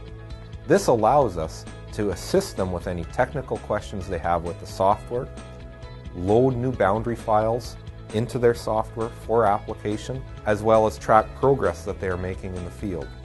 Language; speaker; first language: English; native; English